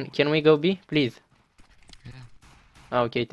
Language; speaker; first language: English; non-native, learner; Romanian